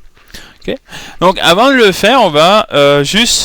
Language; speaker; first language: French; native; French